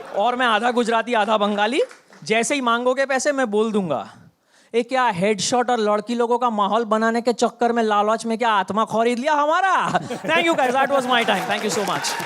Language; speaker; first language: Hindi; non-native, local second language; Bangla